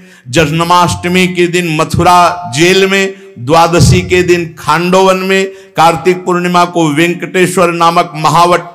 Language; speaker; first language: Hindi; native; Hindi